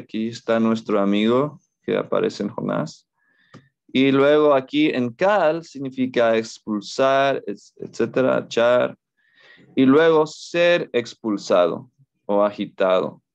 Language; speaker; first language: Spanish; non-native, fluent; English